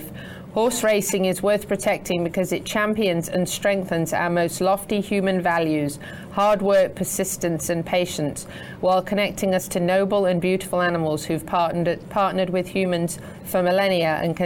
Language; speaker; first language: English; native; English